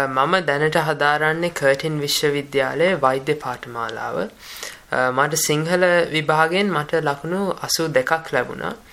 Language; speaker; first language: Sinhala; early bilingual, heritage; Sinhala